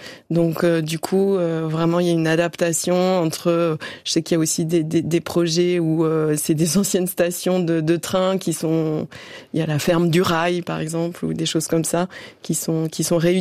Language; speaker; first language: French; native; French